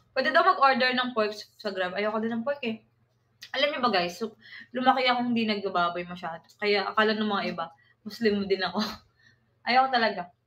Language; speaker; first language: Filipino; native; Filipino